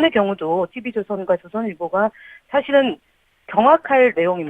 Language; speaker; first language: Korean; native; Korean